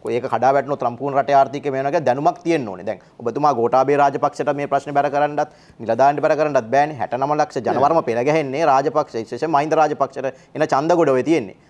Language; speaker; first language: Sinhala; native; Sinhala